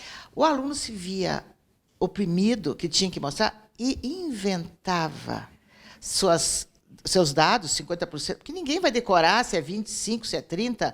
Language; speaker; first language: Portuguese; native; Portuguese